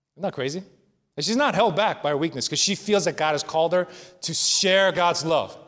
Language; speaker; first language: English; early bilingual, other home language; Korean